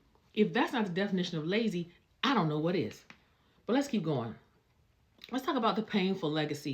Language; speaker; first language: English; native; English